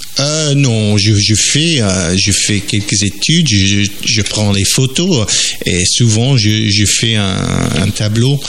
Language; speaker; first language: French; non-native, fluent; English